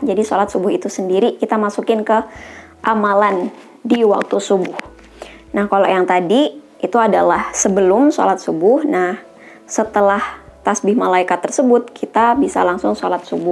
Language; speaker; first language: Indonesian; native; Indonesian